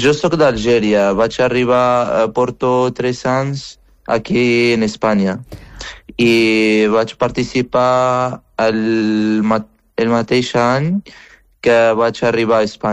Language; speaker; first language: Catalan; non-native, fluent; Arabic